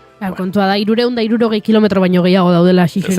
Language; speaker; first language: Basque; native; Basque